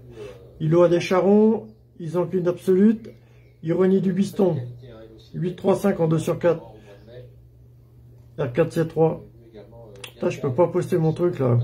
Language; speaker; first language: French; native; French